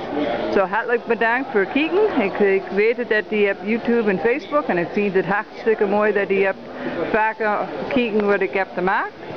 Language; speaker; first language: Dutch; early bilingual, heritage; Dutch